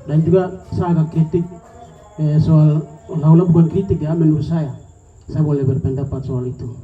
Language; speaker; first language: Indonesian; non-native, local second language; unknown